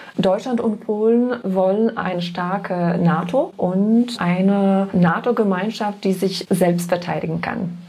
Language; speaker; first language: German; non-native, fluent; Polish